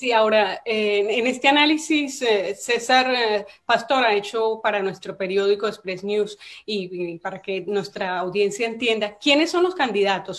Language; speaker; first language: Spanish; native; Spanish